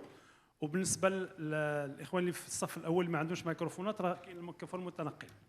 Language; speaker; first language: Arabic; native; Arabic